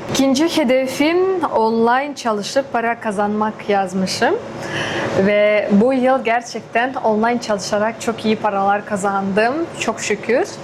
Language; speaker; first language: Turkish; non-native, fluent; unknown